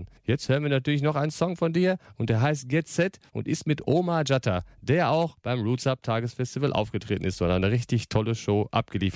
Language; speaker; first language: German; native; German